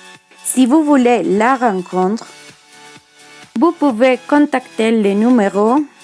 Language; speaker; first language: French; non-native, learner; Spanish